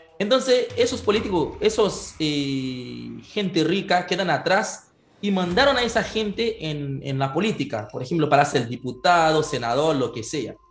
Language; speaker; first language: Spanish; non-native, fluent; Haitian Creole